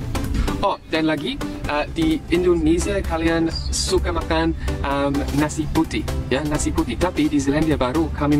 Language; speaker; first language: Indonesian; non-native, learner; English